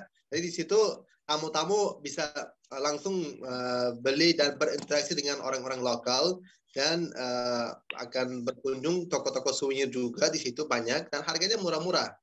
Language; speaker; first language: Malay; non-native, fluent; Uzbek